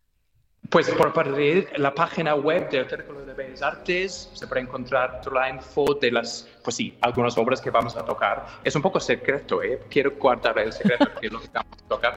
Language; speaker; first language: Spanish; non-native, fluent; English